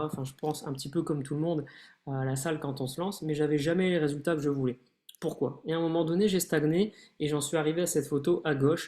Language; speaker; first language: French; native; French